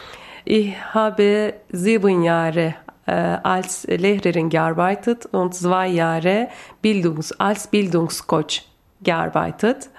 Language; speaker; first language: German; non-native, learner; Turkish